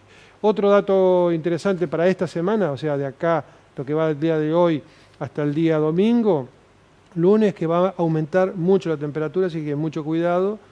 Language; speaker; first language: Spanish; native; Spanish